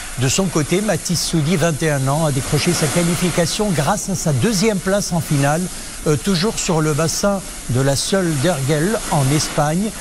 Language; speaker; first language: French; non-native, local second language; Arabic